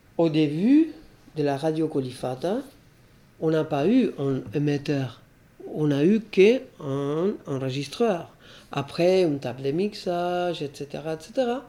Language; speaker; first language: French; non-native, fluent; Spanish